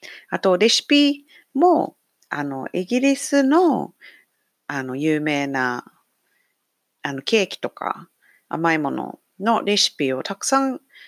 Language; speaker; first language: Japanese; non-native, fluent; English